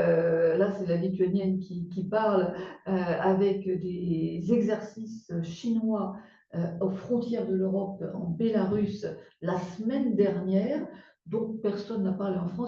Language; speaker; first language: French; native; French